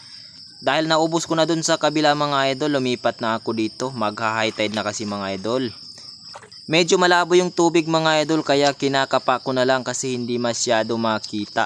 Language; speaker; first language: Filipino; native; Filipino